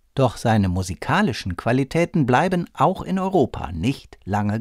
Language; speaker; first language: German; native; German